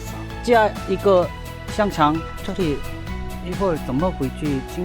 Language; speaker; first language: Chinese; non-native, fluent; Korean